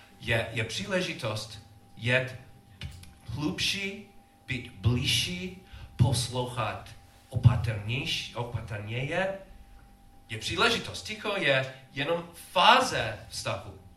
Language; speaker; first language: Czech; non-native, learner; English